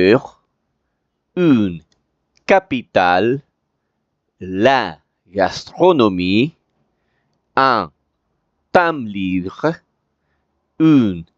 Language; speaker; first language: French; non-native, fluent; Spanish